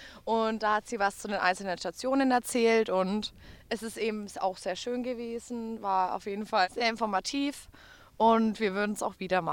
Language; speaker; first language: German; native; German